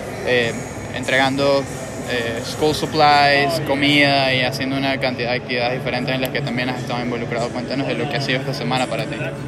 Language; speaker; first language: Spanish; native; Spanish